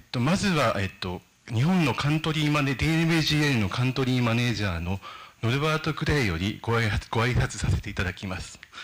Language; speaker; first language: Japanese; native; Japanese